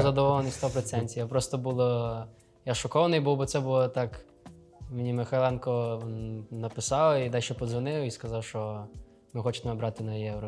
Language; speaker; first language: Ukrainian; early bilingual, other home language; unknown